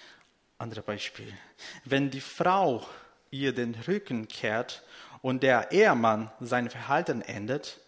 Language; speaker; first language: German; non-native, fluent; Portuguese